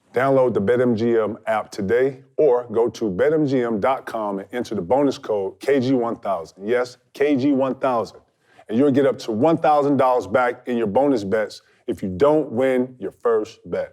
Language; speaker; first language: English; native; English